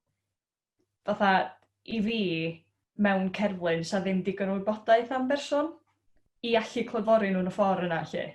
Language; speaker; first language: Welsh; native; Welsh